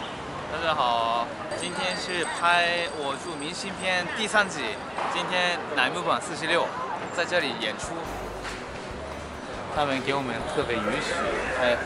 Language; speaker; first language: Chinese; non-native, fluent; Japanese